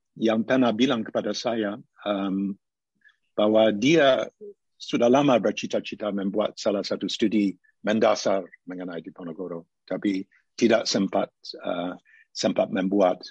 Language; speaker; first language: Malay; non-native, fluent; English